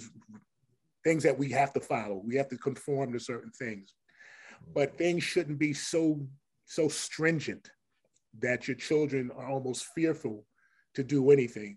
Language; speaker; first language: English; native; English